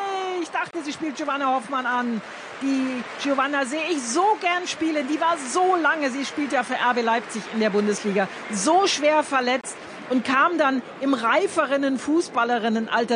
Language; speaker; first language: German; native; German